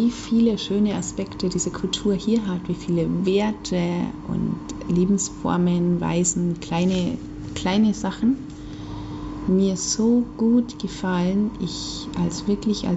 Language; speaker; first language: German; native; German